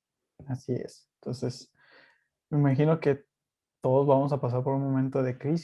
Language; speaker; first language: Spanish; native; Spanish